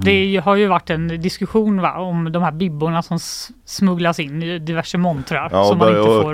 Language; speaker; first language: Swedish; native; Swedish